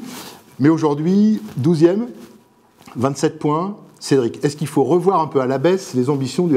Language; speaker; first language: French; native; French